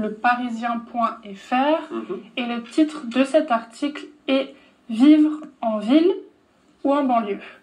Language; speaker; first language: French; non-native, fluent; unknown